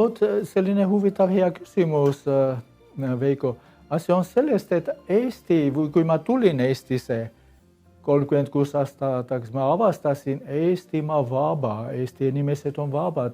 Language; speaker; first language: Estonian; non-native, learner; Armenian